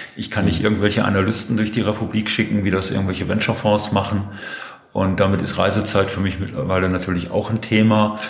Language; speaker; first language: German; native; German